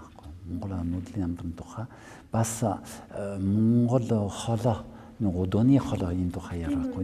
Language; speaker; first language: Mongolian; non-native, fluent; French